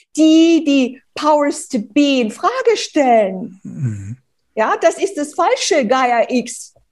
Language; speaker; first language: German; early bilingual, other home language; Romanian